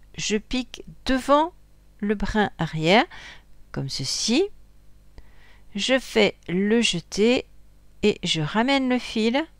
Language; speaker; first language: French; native; French